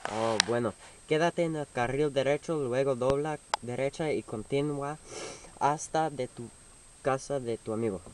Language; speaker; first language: Spanish; non-native, learner; English